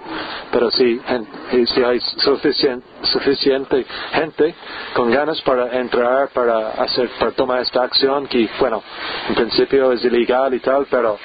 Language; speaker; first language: Spanish; non-native, learner; English